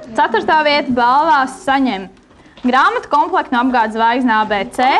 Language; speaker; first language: Latvian; native; Latvian